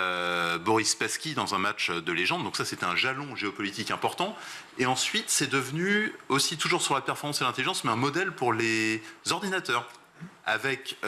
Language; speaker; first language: French; native; French